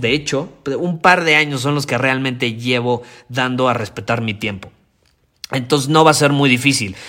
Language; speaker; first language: Spanish; native; Spanish